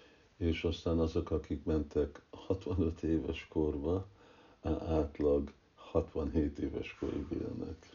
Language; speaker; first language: Hungarian; early bilingual, heritage; Hungarian